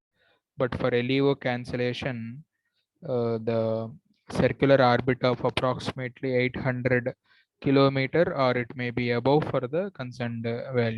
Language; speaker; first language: English; non-native, local second language; Telugu